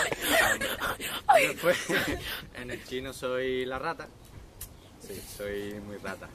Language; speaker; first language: Spanish; early bilingual, other home language; Chinese